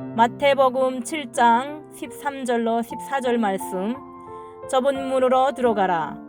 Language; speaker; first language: Korean; native; Korean